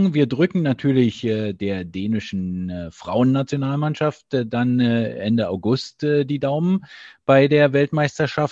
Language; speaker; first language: German; native; German